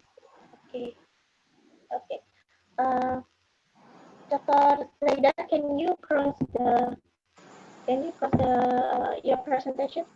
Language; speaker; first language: English; non-native, fluent; Indonesian